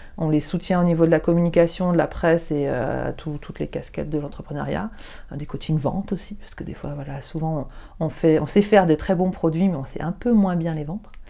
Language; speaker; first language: French; native; French